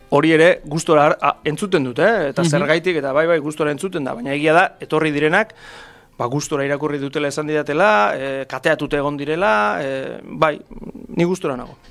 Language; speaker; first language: Basque; native; Basque